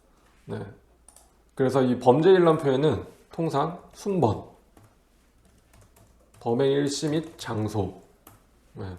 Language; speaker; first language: Korean; native; Korean